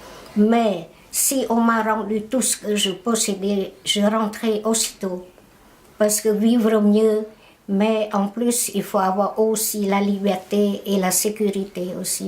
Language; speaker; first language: French; non-native, fluent; Khmer